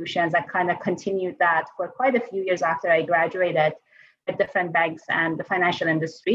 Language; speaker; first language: English; non-native, fluent; Persian